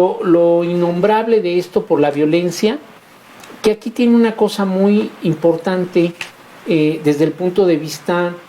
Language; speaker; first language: Spanish; native; Spanish